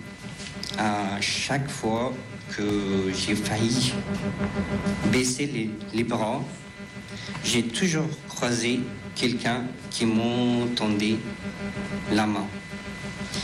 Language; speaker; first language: French; non-native, fluent; Persian